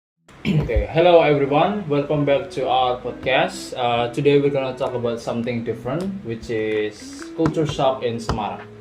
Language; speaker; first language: English; non-native, fluent; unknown